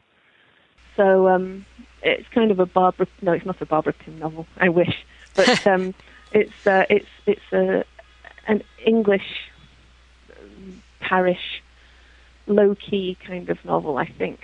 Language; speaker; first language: English; native; English